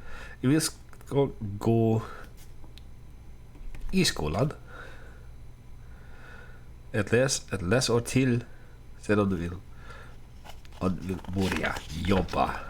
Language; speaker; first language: Swedish; non-native, learner; Dutch